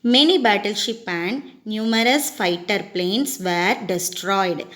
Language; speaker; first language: English; non-native, local second language; Tamil